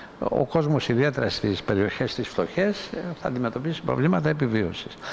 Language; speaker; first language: Greek; native; Greek